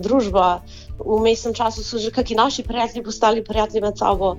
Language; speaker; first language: Slovenian; early bilingual, heritage; Slovenian